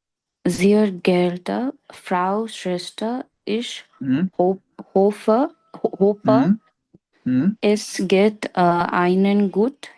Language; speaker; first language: German; non-native, learner; Nepali